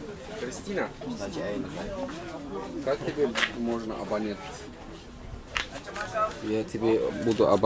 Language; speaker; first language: Russian; non-native, learner; Turkish